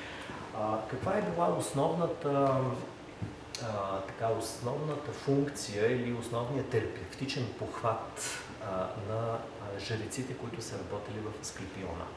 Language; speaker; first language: Bulgarian; native; Bulgarian